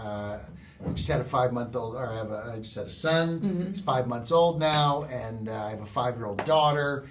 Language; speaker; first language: English; native; English